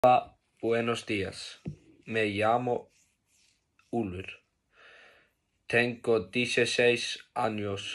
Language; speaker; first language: Spanish; non-native, learner; Icelandic